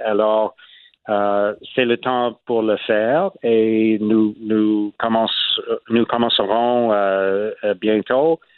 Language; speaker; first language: French; non-native, learner; English